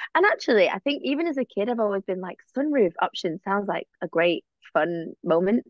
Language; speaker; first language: English; native; English